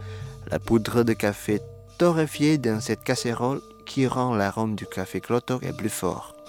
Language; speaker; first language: French; non-native, fluent; Indonesian